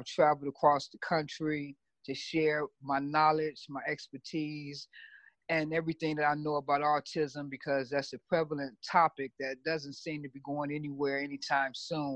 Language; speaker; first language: English; native; English